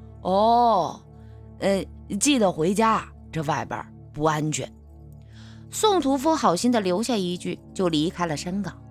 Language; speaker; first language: Chinese; native; Chinese